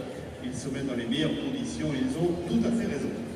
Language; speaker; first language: French; native; French